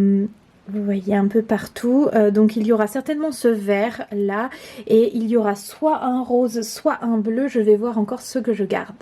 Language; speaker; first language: French; native; French